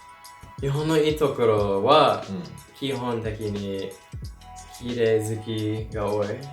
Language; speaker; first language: Japanese; non-native, learner; English